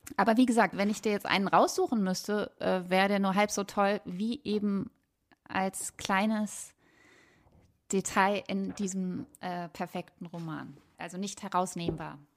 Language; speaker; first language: German; native; German